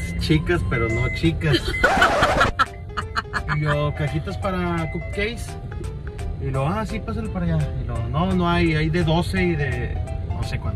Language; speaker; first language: Spanish; native; Spanish